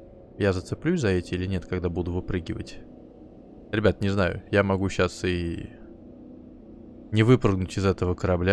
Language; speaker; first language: Russian; native; Russian